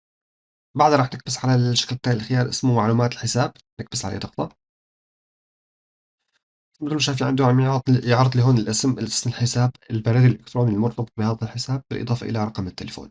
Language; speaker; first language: Arabic; native; Arabic